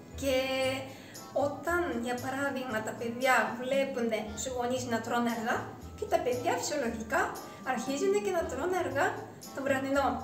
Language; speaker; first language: Greek; non-native, fluent; Japanese